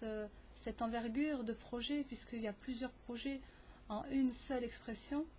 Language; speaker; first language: French; native; French